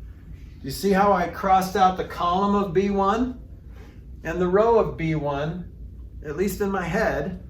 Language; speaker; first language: English; native; English